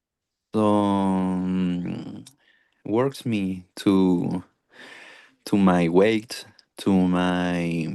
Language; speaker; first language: English; non-native, learner; Spanish